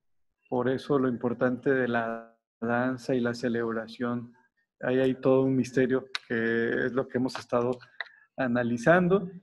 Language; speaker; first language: Spanish; native; Spanish